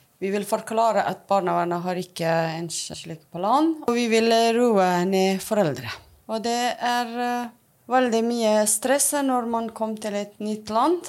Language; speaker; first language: Norwegian; non-native, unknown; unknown